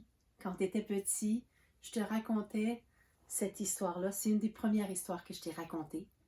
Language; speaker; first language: French; native; French